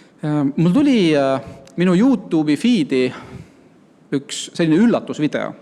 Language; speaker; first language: Estonian; native; Estonian